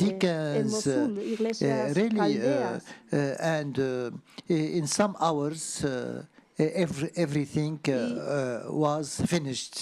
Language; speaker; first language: English; non-native, fluent; Arabic